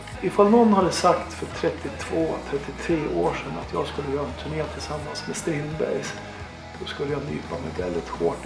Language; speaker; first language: Swedish; native; Swedish